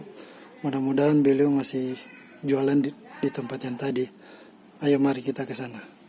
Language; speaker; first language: Malay; native; Malay